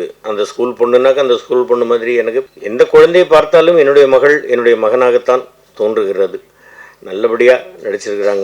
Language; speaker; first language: Tamil; native; Tamil